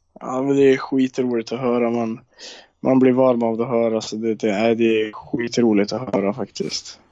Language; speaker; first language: Swedish; native; Swedish